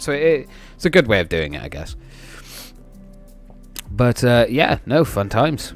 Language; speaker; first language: English; native; English